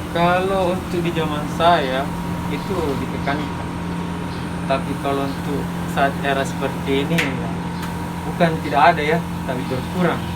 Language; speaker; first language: Indonesian; non-native, local second language; Buginese